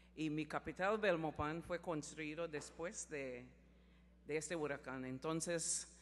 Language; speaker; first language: Spanish; non-native, learner; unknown